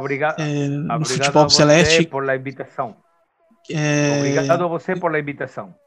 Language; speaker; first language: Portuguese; non-native, learner; Spanish